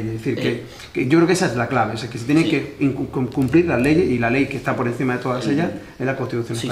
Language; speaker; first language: Spanish; native; Spanish